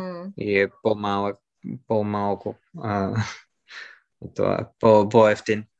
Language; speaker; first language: Bulgarian; non-native, learner; French